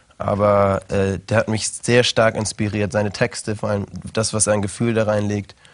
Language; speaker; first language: German; native; German